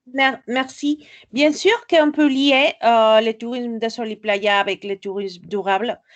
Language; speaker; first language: French; non-native, fluent; Spanish